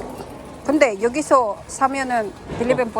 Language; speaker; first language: Korean; non-native, learner; Filipino